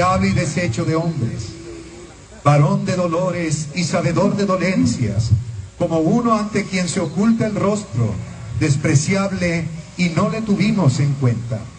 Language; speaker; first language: Spanish; native; Spanish